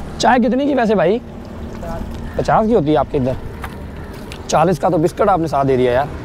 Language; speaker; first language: Urdu; non-native, local second language; Punjabi